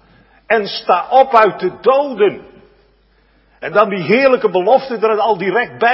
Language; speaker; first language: Dutch; native; Dutch